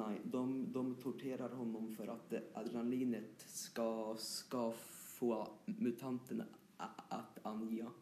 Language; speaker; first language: Swedish; native; Swedish